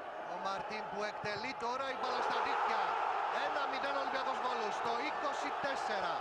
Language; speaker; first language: Greek; native; Greek